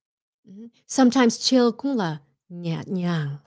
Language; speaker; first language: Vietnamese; early bilingual, heritage; Vietnamese